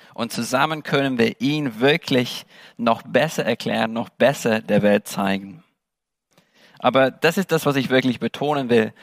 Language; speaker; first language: German; non-native, fluent; English